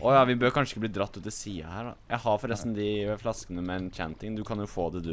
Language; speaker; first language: Norwegian; native; Norwegian